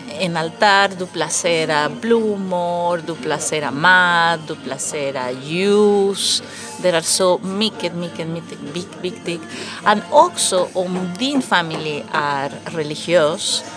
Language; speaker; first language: Swedish; non-native, learner; Spanish